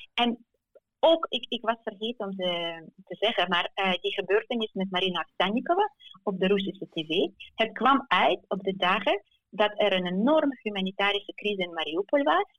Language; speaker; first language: Dutch; non-native, fluent; Ukrainian